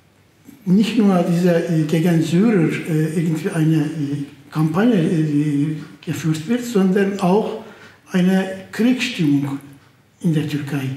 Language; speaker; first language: German; non-native, fluent; Turkish